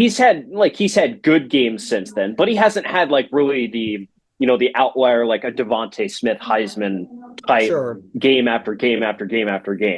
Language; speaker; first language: English; native; English